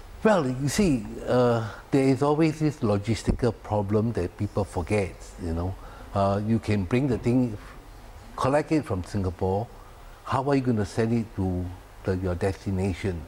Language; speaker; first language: English; non-native, local second language; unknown